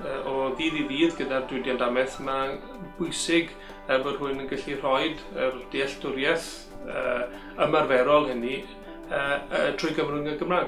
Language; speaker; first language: Welsh; native; Welsh